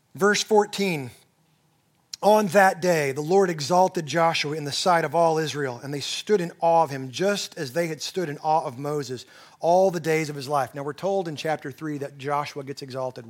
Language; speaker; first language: English; native; English